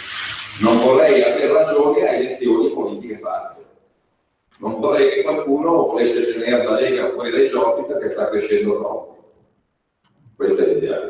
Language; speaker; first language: Italian; native; Italian